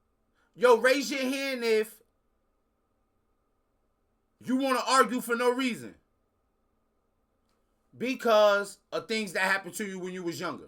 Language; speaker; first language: English; native; English